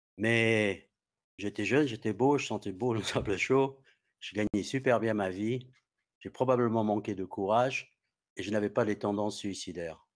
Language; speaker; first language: French; non-native, fluent; English